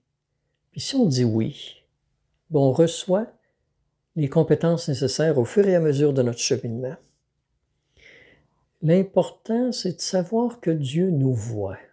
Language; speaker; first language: French; native; French